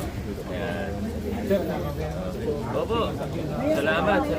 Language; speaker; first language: Filipino; native; Filipino